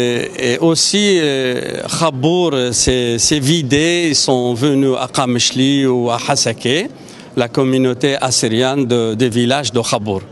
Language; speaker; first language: French; non-native, fluent; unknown